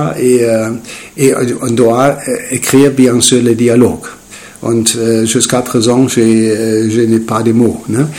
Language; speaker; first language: French; non-native, learner; German